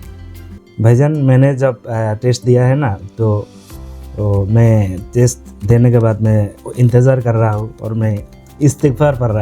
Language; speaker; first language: Hindi; non-native, fluent; Bangla